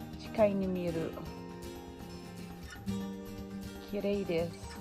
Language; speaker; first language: Japanese; non-native, learner; Filipino